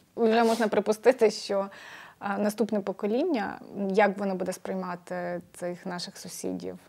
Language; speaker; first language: Ukrainian; native; Ukrainian